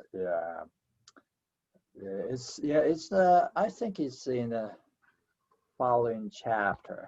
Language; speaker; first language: English; non-native, fluent; Chinese